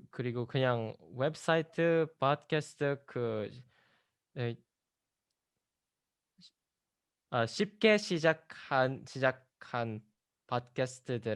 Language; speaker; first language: Korean; non-native, learner; Indonesian